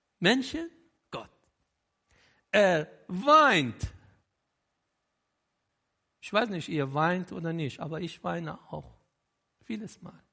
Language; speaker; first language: German; non-native, learner; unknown